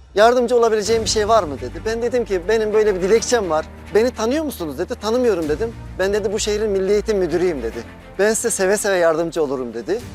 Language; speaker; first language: Turkish; native; Turkish